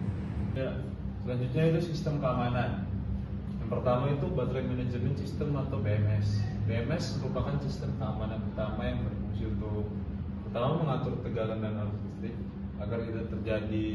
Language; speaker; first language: Indonesian; native; Indonesian